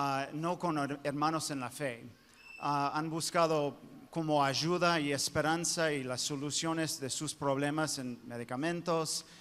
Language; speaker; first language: Spanish; non-native, fluent; English